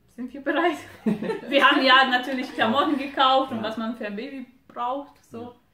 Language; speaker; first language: German; non-native, fluent; Romanian